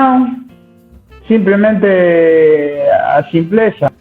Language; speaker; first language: Portuguese; non-native, learner; Spanish